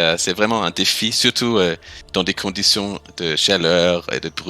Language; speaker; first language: French; non-native, fluent; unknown